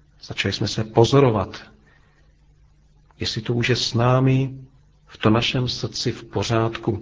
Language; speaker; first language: Czech; native; Czech